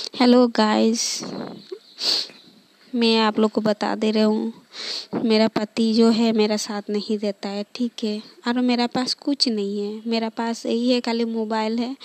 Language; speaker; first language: Hindi; non-native, local second language; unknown